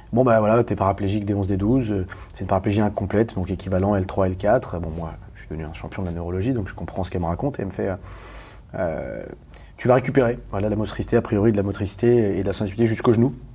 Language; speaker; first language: French; native; French